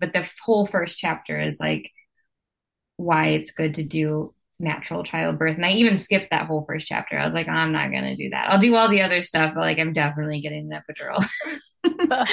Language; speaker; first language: English; native; English